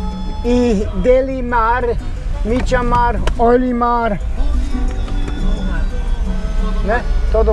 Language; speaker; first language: Spanish; non-native, learner; German